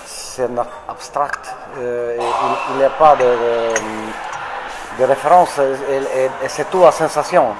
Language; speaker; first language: French; non-native, fluent; Italian